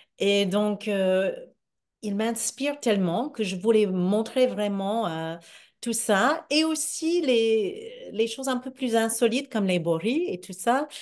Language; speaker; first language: French; non-native, fluent; English